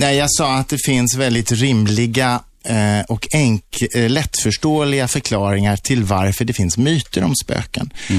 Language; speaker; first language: Swedish; native; Swedish